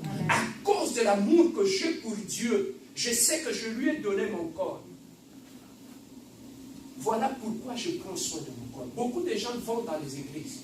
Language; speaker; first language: French; non-native, local second language; Lingala